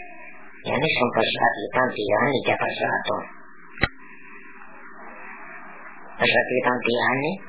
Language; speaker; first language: Italian; non-native, local second language; Friulian